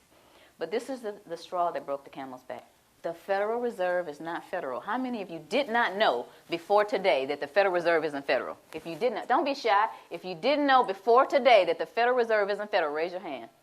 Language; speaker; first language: English; native; English